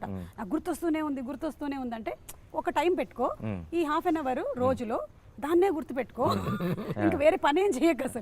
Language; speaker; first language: Telugu; native; Telugu